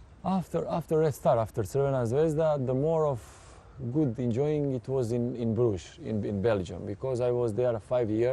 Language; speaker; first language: English; non-native, fluent; Serbian